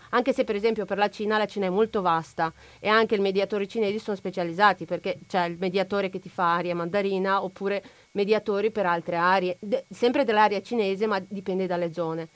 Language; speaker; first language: Italian; non-native, fluent; Romanian